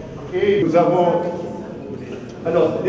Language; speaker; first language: French; non-native, local second language; Arabic